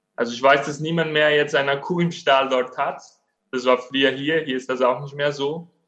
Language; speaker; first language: German; non-native, fluent; Portuguese